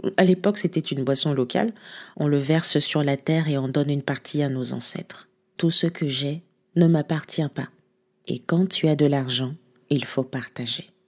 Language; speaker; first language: French; non-native, local second language; Lingala